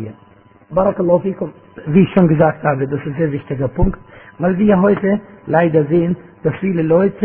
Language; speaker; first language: German; non-native, fluent; Arabic